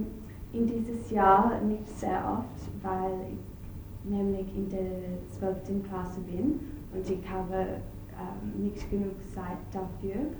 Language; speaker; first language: German; non-native, learner; English